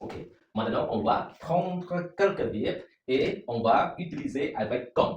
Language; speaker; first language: French; non-native, learner; Khmer